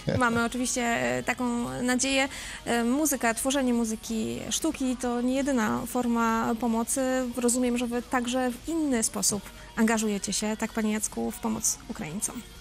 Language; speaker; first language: Polish; native; Polish